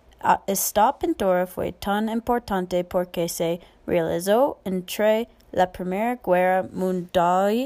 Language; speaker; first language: Spanish; non-native, learner; English